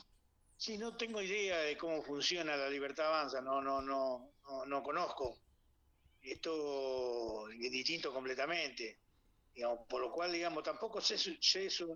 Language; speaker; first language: Spanish; native; Spanish